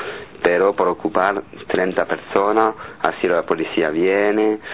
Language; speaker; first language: Spanish; non-native, fluent; French